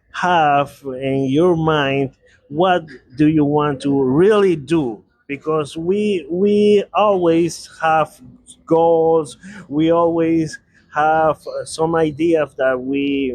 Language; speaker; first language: English; non-native, learner; Spanish